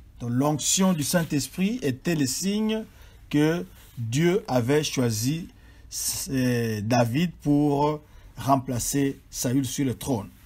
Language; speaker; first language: French; non-native, local second language; Swahili